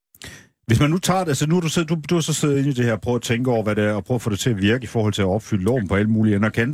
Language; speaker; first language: Danish; native; Danish